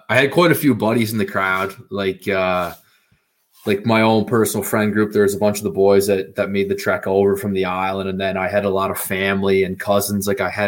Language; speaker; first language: English; native; English